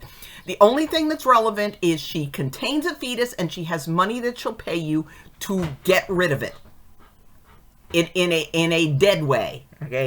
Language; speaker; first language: English; native; English